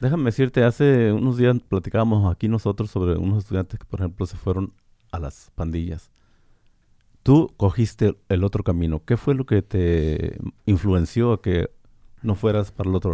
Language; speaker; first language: Spanish; native; Spanish